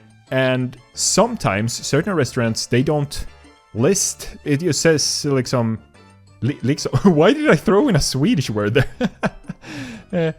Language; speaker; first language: English; non-native, fluent; Swedish